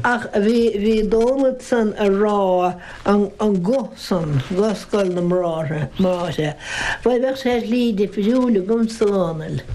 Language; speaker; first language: Irish; native; Irish